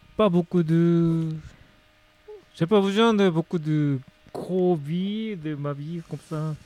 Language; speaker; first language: French; non-native, learner; Korean